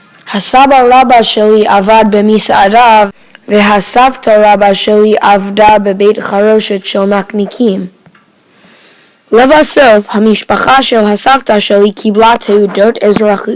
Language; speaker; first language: Hebrew; non-native, learner; English